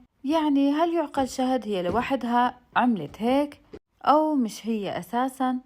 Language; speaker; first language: Arabic; native; Arabic